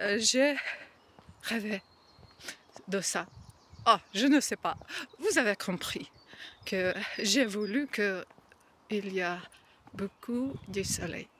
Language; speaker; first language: French; non-native, learner; Ukrainian